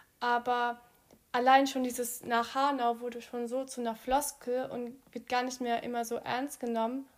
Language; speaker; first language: German; early bilingual, other home language; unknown